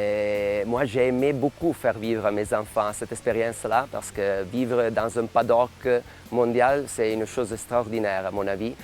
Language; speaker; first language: French; non-native, local second language; Italian